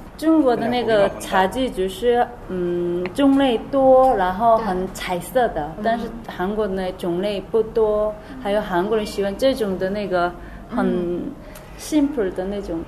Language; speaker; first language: Chinese; non-native, learner; Korean